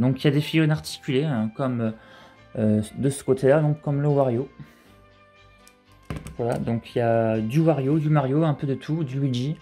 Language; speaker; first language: French; native; French